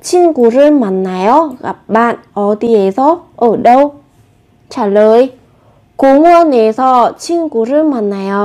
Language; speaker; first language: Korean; non-native, fluent; Vietnamese